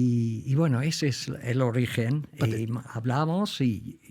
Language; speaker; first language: Spanish; non-native, fluent; Dutch